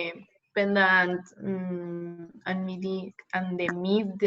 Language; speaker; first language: French; non-native, learner; Spanish